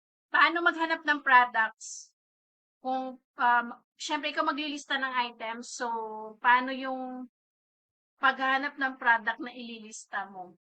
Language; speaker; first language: Filipino; native; Filipino